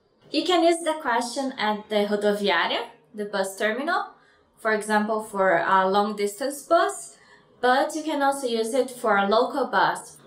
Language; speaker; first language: English; non-native, fluent; Portuguese